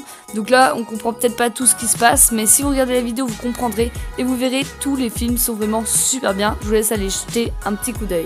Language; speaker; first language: French; native; French